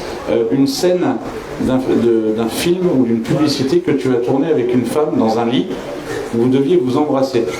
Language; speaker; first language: French; native; French